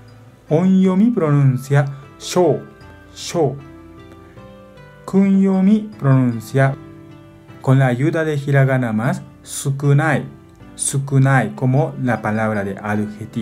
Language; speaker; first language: Spanish; non-native, fluent; Japanese